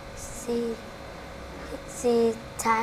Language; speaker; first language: English; non-native, learner; Vietnamese